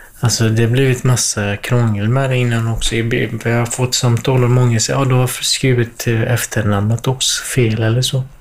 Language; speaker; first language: Swedish; non-native, fluent; Kurdish